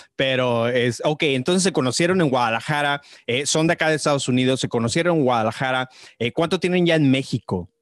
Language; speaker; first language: Spanish; native; Spanish